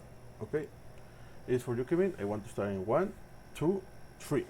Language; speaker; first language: English; non-native, learner; Spanish